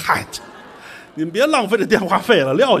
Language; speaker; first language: Chinese; native; Chinese